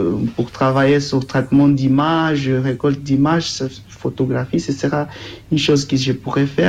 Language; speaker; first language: French; non-native, learner; Portuguese